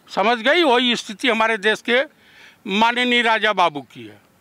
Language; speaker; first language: Hindi; native; Hindi